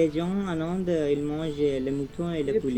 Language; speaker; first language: French; non-native, learner; Hindi